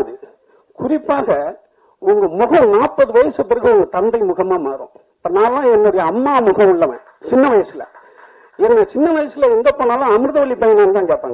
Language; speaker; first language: Tamil; native; Tamil